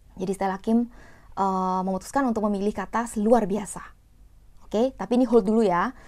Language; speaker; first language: Indonesian; non-native, fluent; Korean